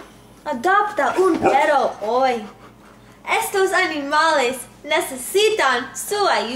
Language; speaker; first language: Spanish; non-native, learner; English